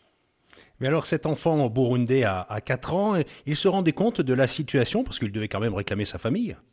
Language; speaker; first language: French; native; French